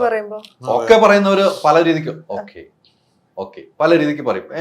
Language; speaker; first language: Malayalam; native; Malayalam